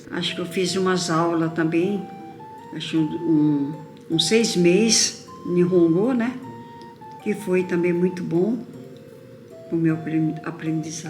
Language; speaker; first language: Portuguese; non-native, local second language; Japanese